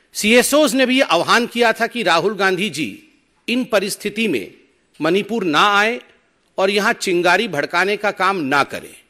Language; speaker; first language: Hindi; non-native, local second language; Odia